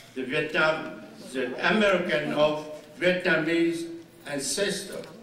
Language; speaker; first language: English; non-native, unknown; Vietnamese